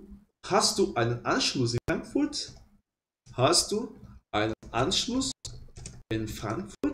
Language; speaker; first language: German; non-native, fluent; Portuguese